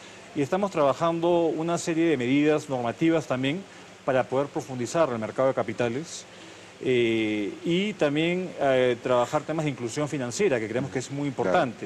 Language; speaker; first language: Spanish; native; Spanish